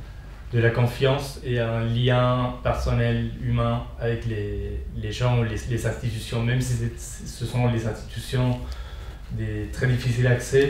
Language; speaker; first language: French; non-native, fluent; Spanish